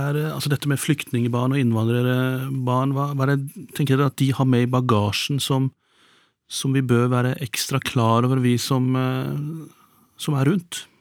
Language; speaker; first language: Norwegian; native; Norwegian